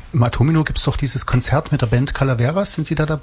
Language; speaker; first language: German; native; German